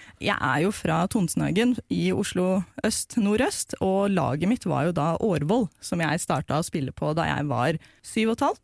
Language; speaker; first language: Norwegian; native; Norwegian